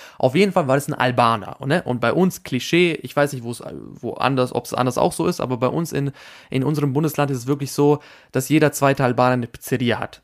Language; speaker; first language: German; early bilingual, other home language; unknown